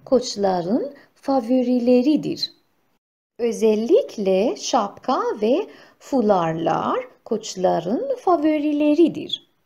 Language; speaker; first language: Turkish; non-native, fluent; Persian